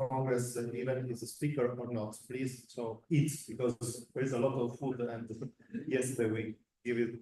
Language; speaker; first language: English; non-native, fluent; Italian